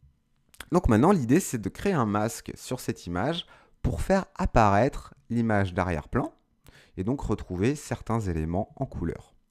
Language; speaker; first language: French; native; French